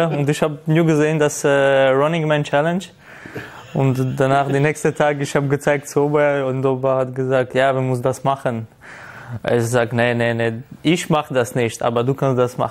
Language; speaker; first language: German; non-native, learner; Armenian